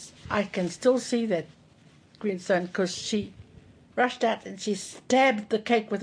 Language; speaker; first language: English; native; English